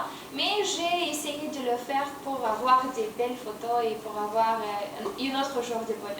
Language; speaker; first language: French; non-native, learner; Romanian